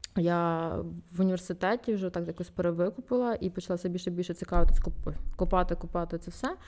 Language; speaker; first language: Ukrainian; non-native, local second language; Russian